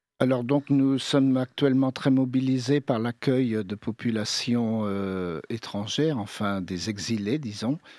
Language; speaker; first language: French; native; French